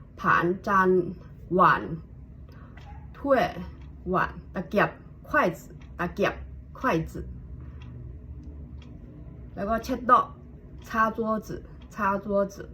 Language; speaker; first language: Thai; non-native, fluent; Hakka Chinese